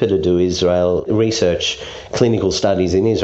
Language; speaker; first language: English; native; English